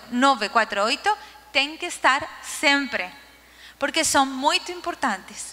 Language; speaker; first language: Portuguese; non-native, learner; Spanish